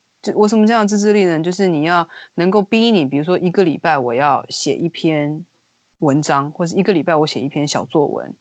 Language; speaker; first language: Chinese; native; Chinese